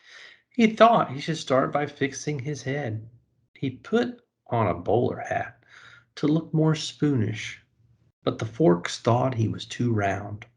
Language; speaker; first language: English; native; English